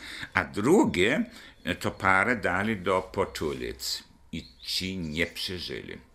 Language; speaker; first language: Polish; non-native, local second language; German